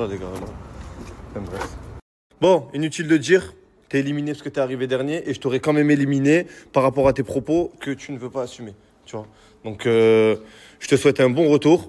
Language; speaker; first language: French; native; French